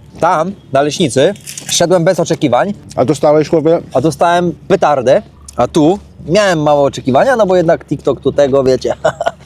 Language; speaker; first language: Polish; native; Polish